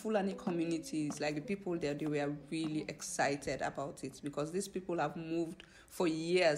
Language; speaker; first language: English; non-native, local second language; Fula